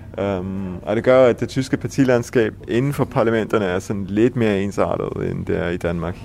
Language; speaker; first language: Danish; early bilingual, heritage; Danish